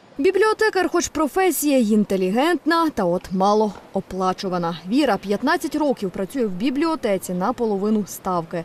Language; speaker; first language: Ukrainian; native; Ukrainian